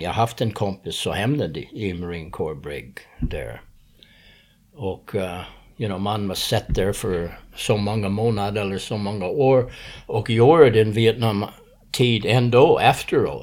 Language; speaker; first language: Swedish; non-native, fluent; English